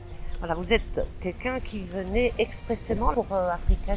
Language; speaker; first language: French; native; French